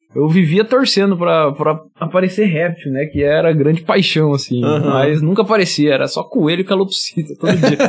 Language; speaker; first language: Portuguese; native; Portuguese